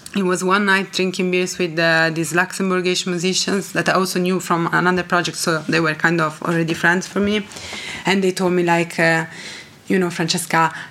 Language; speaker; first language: English; non-native, fluent; Italian